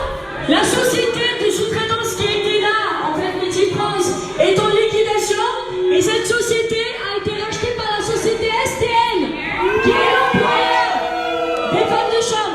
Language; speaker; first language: French; native; French